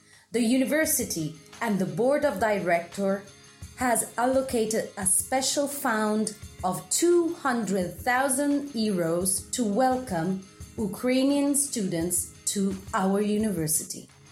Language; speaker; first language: English; non-native, fluent; Italian